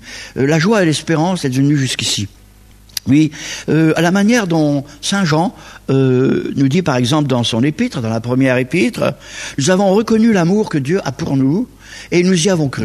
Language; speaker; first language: French; native; French